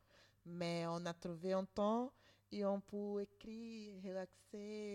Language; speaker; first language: French; non-native, learner; Portuguese